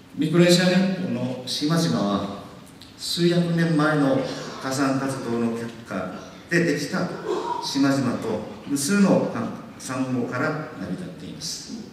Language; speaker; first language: Japanese; non-native, fluent; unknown